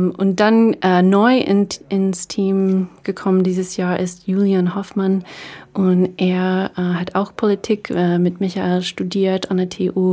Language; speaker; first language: German; non-native, fluent; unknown